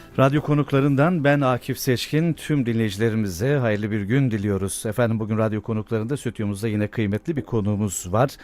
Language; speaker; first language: Turkish; native; Turkish